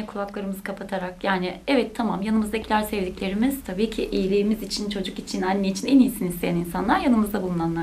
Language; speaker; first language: Turkish; native; Turkish